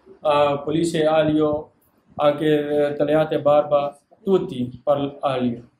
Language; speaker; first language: Italian; non-native, learner; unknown